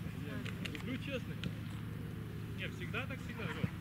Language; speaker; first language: Russian; non-native, fluent; Romanian